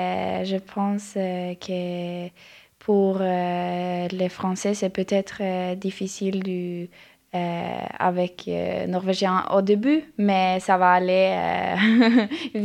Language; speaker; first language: French; non-native, learner; Norwegian